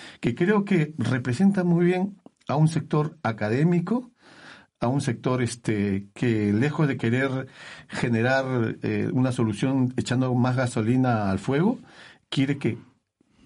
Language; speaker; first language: Spanish; native; Spanish